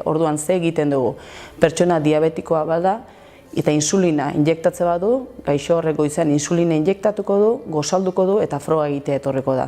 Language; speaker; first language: Basque; native; Basque